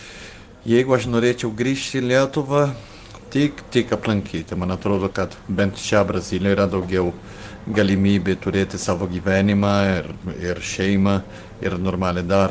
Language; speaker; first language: Lithuanian; early bilingual, heritage; Portuguese